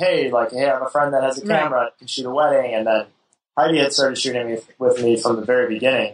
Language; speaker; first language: English; native; English